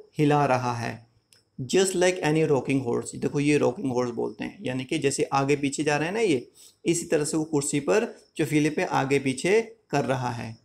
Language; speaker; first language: Hindi; native; Hindi